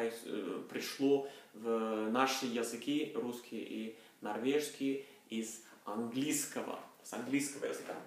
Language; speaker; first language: Russian; non-native, fluent; Norwegian